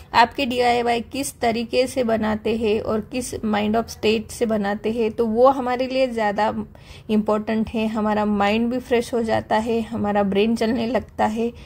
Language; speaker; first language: Hindi; non-native, local second language; Marathi